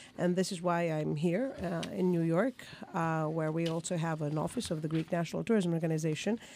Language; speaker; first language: English; non-native, fluent; Greek